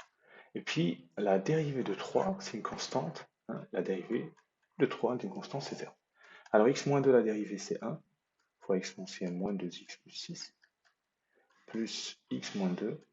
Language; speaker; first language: French; native; French